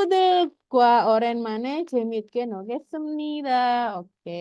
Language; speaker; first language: Korean; non-native, fluent; Indonesian